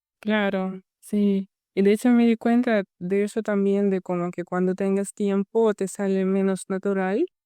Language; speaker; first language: Spanish; non-native, fluent; Russian